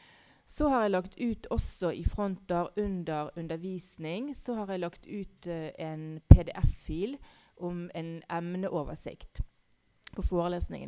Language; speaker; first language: Norwegian; native; Norwegian